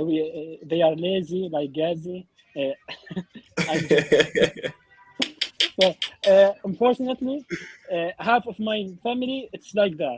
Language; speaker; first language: English; non-native, learner; Arabic